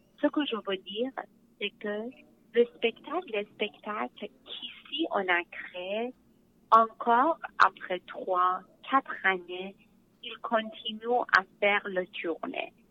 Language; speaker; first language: French; non-native, learner; Persian